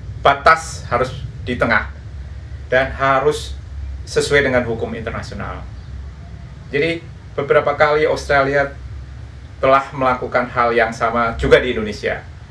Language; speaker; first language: Indonesian; native; Indonesian